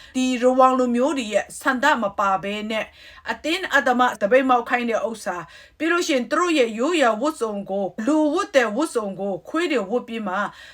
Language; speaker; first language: Burmese; non-native, local second language; Kachin